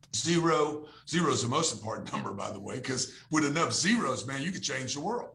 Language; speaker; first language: English; native; English